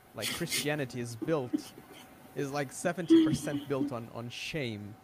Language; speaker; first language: English; non-native, fluent; Portuguese